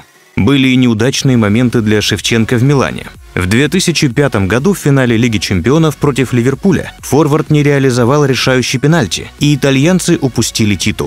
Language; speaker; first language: Russian; native; Russian